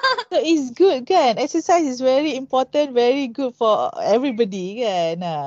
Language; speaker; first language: English; non-native, local second language; Malay